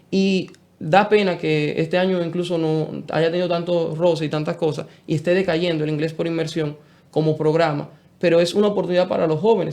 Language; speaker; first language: Spanish; native; Spanish